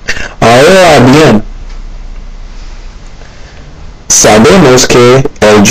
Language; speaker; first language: Spanish; non-native, learner; Haitian Creole